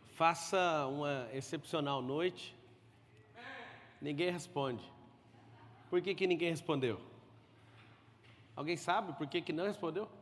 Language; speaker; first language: Portuguese; native; Portuguese